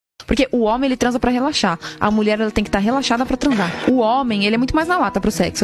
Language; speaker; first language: Portuguese; native; Portuguese